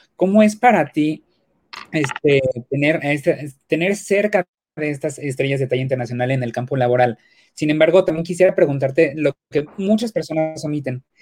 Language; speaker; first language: Spanish; native; Spanish